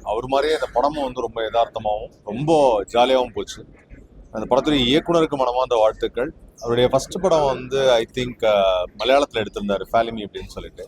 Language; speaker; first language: Tamil; native; Tamil